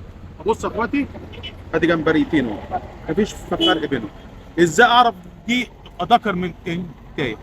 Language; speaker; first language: Arabic; native; Arabic